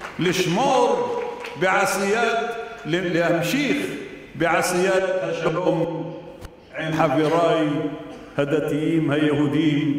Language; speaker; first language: Hebrew; non-native, local second language; Arabic